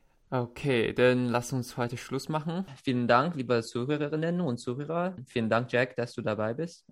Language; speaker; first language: German; non-native, fluent; Chinese